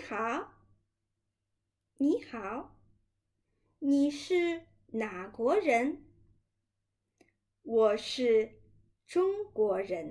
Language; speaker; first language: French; non-native, fluent; Chinese